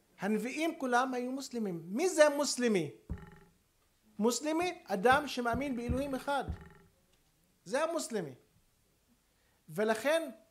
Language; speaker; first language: Hebrew; non-native, local second language; Arabic